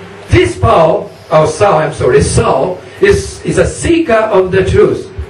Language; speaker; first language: English; non-native, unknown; Japanese